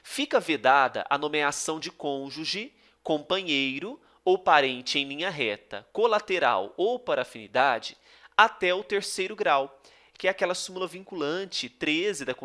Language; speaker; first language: Portuguese; native; Portuguese